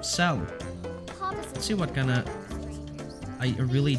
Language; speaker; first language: English; native; English